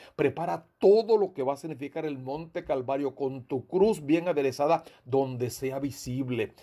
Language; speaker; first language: Spanish; native; Spanish